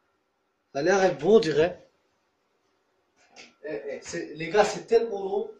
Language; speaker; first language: French; native; French